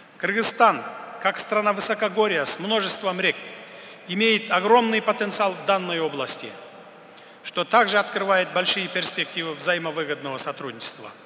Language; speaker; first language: Russian; non-native, local second language; Kyrgyz